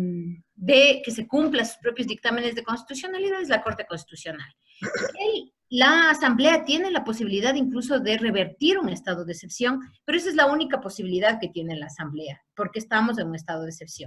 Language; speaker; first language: Spanish; native; Spanish